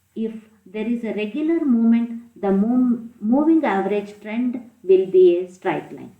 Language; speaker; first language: English; non-native, local second language; Kannada